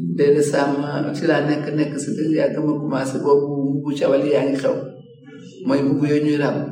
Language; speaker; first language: Wolof; native; Wolof